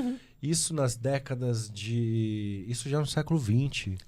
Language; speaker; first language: Portuguese; native; Portuguese